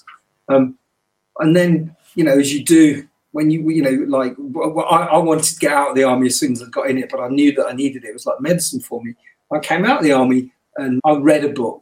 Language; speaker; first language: English; native; English